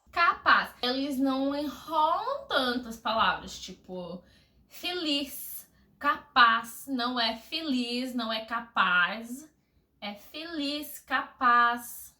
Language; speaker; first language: Portuguese; non-native, fluent; English